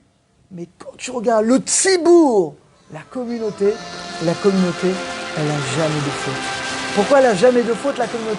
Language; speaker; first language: French; native; French